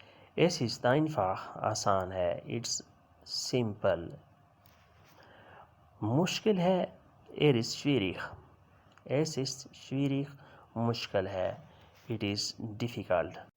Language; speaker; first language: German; non-native, learner; Urdu